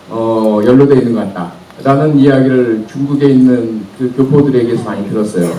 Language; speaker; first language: Korean; native; Korean